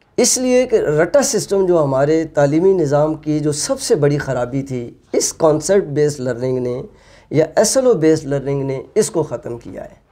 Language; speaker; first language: Urdu; non-native, local second language; Punjabi